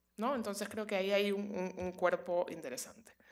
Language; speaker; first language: Spanish; native; Spanish